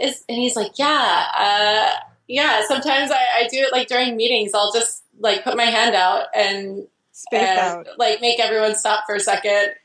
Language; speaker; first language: English; native; English